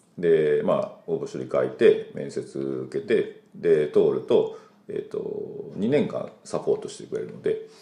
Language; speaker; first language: Japanese; native; Japanese